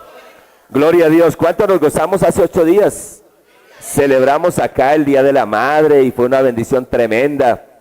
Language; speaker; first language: Spanish; native; Spanish